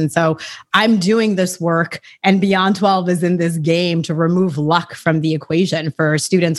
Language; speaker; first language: English; early bilingual, other home language; Haitian Creole